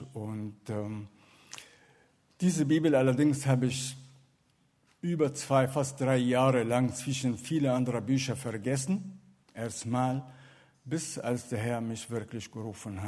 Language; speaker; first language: German; non-native, fluent; Arabic